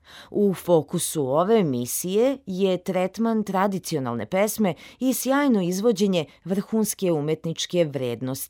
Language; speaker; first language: Serbian; native; Serbian